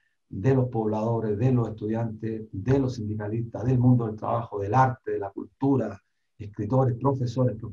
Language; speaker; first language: Spanish; native; Spanish